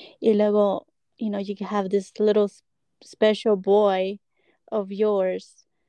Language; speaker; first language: English; early bilingual, other home language; Spanish